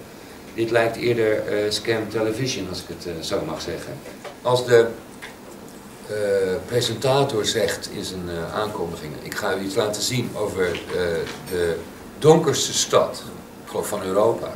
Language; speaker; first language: Dutch; native; Dutch